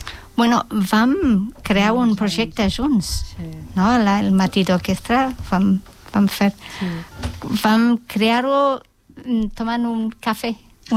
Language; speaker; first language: Catalan; non-native, fluent; English